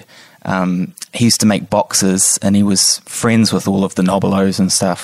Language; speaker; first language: English; native; English